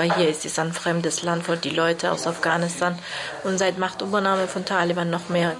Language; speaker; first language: German; non-native, fluent; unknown